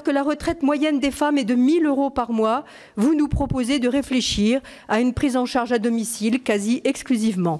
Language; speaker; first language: French; native; French